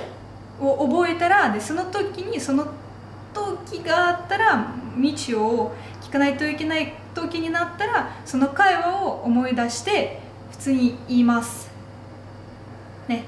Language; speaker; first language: Japanese; non-native, fluent; Russian